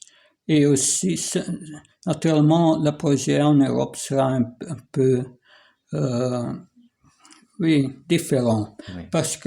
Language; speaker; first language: French; non-native, fluent; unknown